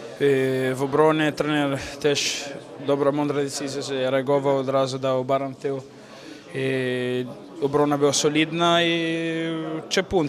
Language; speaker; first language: Polish; non-native, learner; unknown